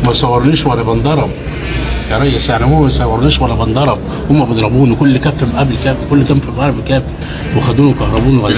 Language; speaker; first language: Arabic; native; Arabic